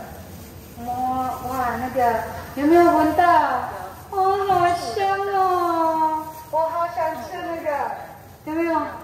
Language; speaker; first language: Chinese; non-native, learner; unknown